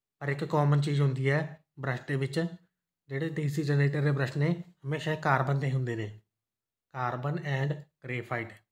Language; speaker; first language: Hindi; non-native, local second language; Punjabi